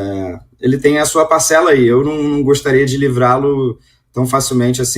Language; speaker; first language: Portuguese; native; Portuguese